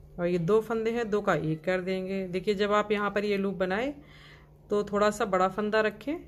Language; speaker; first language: Hindi; native; Hindi